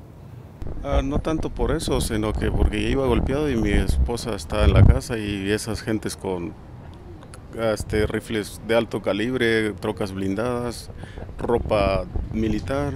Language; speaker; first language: Spanish; native; Spanish